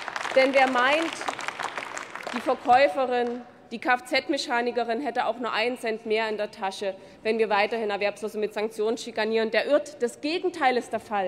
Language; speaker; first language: German; native; German